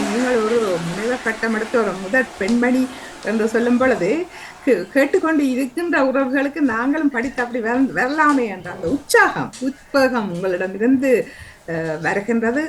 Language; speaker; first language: Tamil; native; Tamil